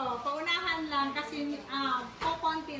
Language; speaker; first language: Filipino; native; Filipino